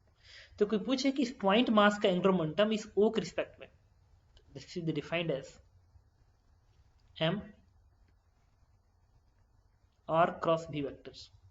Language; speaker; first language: Hindi; native; Hindi